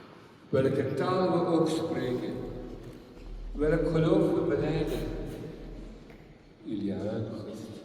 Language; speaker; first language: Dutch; non-native, fluent; French